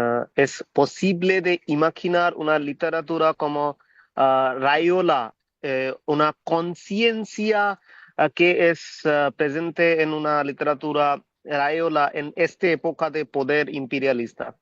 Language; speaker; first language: Spanish; non-native, learner; Bangla